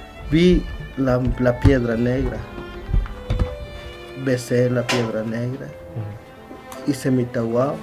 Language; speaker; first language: Spanish; non-native, local second language; Tzotzil